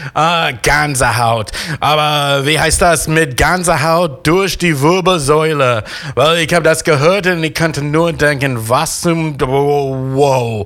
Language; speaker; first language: German; non-native, fluent; English